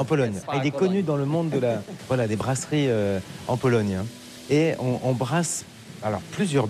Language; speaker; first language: French; native; French